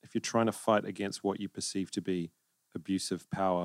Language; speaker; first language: English; native; English